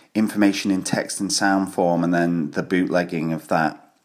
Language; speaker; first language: English; native; English